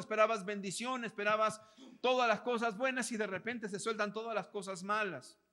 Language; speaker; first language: Spanish; native; Spanish